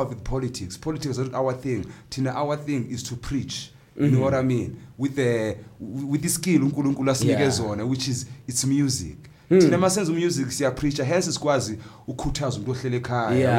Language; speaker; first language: English; non-native, local second language; Xhosa